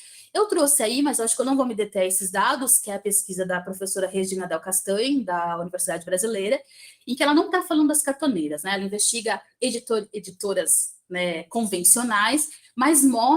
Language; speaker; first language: Portuguese; native; Portuguese